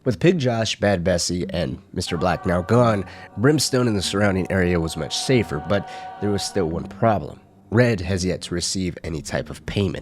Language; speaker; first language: English; native; English